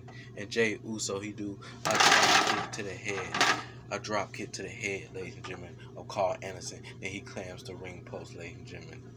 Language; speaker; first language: English; native; English